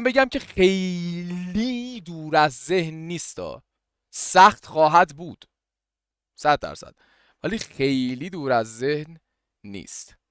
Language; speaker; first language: Persian; native; Persian